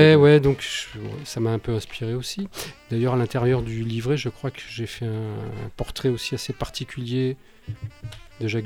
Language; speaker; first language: French; native; French